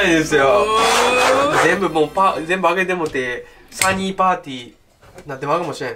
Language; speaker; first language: Japanese; native; Japanese